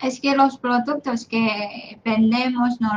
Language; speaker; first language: Spanish; non-native, fluent; Chinese